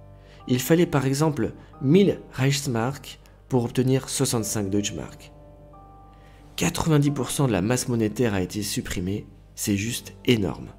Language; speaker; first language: French; native; French